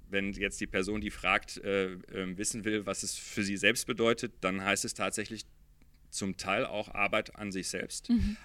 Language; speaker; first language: German; early bilingual, other home language; Arabic